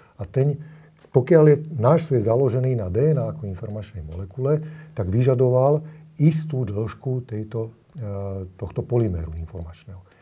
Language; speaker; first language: Slovak; native; Slovak